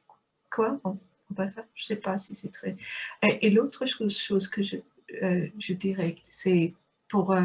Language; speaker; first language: French; non-native, fluent; English